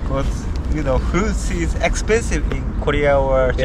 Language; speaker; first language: English; non-native, learner; Japanese